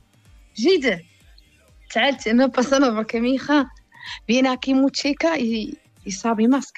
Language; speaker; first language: Spanish; non-native, learner; Arabic